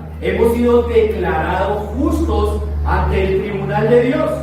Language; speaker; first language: Spanish; native; Spanish